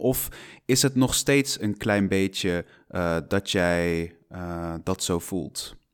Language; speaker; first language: Dutch; non-native, fluent; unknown